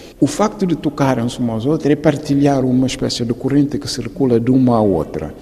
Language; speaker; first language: Portuguese; non-native, local second language; Upper Guinea Crioulo